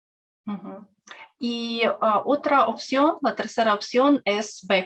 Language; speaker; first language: Spanish; non-native, learner; Russian